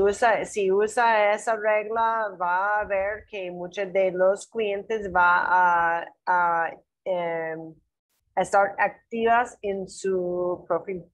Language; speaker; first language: Spanish; non-native, learner; English